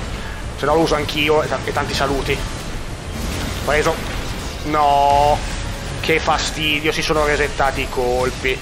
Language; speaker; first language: Italian; native; Italian